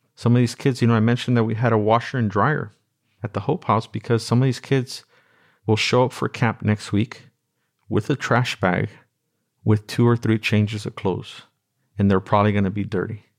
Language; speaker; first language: English; native; English